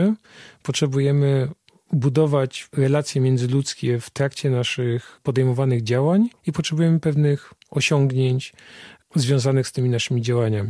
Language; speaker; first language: Polish; native; Polish